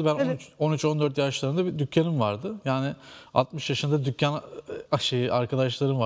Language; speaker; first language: Turkish; native; Turkish